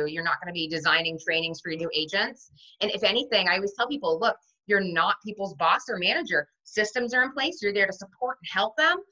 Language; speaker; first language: English; native; English